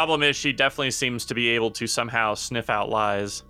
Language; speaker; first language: English; native; English